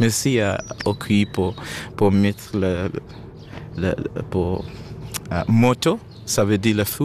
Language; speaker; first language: French; non-native, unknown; Shona